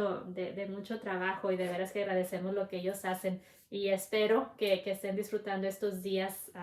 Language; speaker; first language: Spanish; native; Spanish